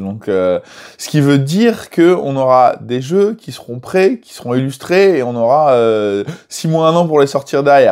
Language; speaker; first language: French; native; French